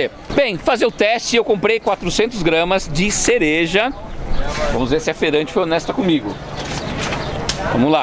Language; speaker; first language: Portuguese; native; Portuguese